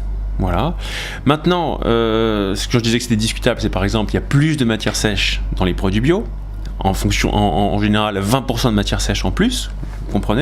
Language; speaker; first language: French; native; French